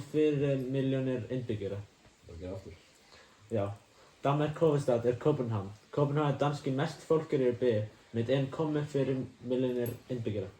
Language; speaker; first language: Danish; non-native, learner; Icelandic